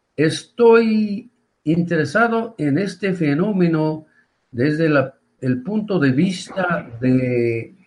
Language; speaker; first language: Spanish; non-native, fluent; Japanese